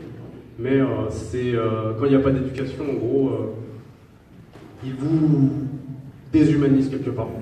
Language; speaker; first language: French; native; French